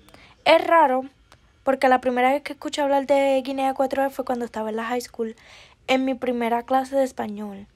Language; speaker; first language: Spanish; early bilingual, heritage; Spanish